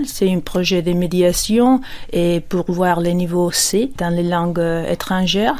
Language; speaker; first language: French; non-native, fluent; Spanish